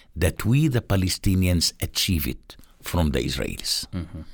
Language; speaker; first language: English; non-native, fluent; Arabic